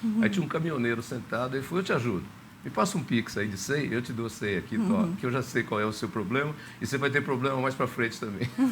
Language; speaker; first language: Portuguese; native; Portuguese